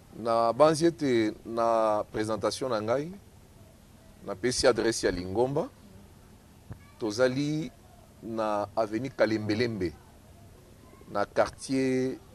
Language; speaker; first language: Lingala; native; Lingala